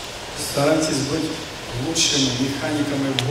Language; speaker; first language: Russian; native; Russian